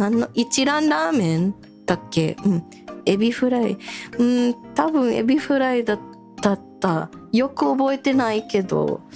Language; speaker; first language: Japanese; non-native, learner; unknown